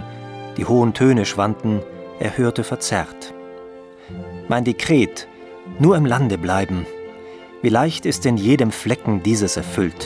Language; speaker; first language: German; native; German